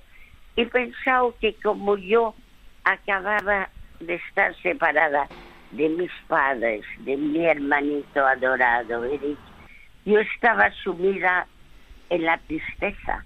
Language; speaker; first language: Spanish; early bilingual, other home language; French